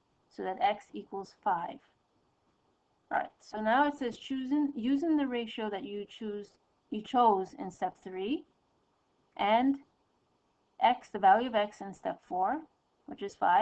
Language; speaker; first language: English; native; English